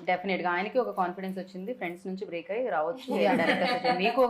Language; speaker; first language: Telugu; native; Telugu